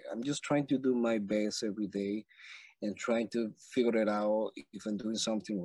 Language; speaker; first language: English; non-native, fluent; Spanish